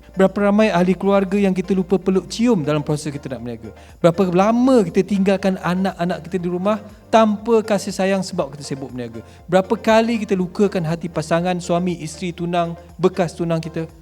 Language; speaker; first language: Malay; native; Malay